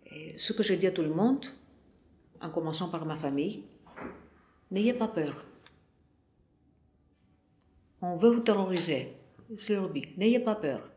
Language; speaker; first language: French; non-native, fluent; Greek